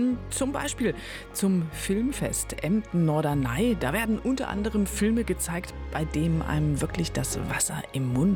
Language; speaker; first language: German; native; German